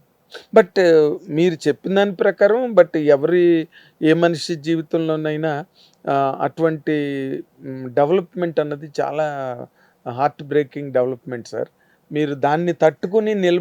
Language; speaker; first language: Telugu; native; Telugu